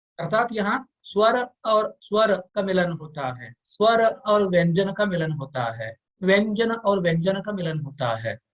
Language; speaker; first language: Hindi; non-native, local second language; Kannada